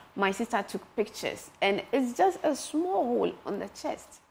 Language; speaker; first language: English; non-native, local second language; Ga